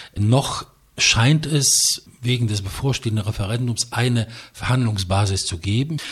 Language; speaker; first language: German; non-native, fluent; Polish